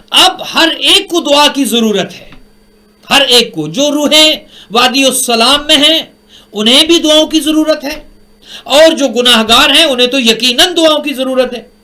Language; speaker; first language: Urdu; native; Urdu